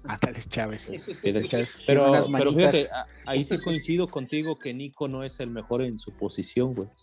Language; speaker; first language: Spanish; native; Spanish